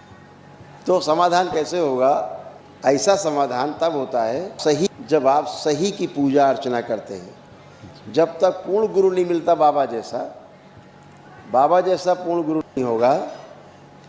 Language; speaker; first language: Hindi; native; Hindi